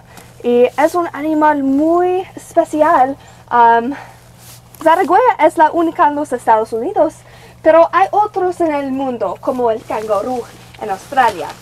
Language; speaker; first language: Spanish; non-native, learner; English